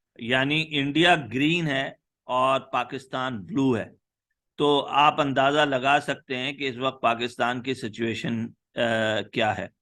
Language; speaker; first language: Urdu; native; Urdu